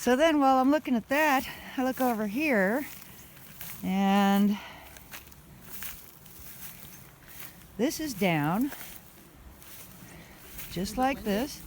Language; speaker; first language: English; native; English